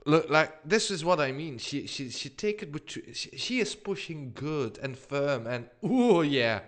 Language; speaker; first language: English; non-native, fluent; Dutch